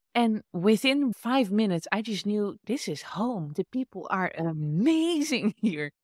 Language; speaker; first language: English; non-native, fluent; Dutch